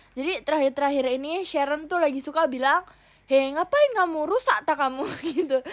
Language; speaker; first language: Indonesian; native; Indonesian